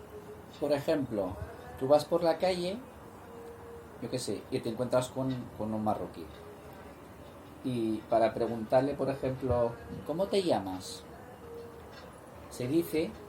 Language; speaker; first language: Spanish; non-native, fluent; Arabic